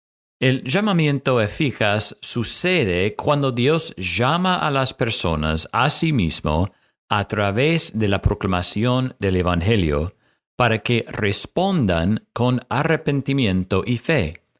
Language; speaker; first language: Spanish; non-native, fluent; English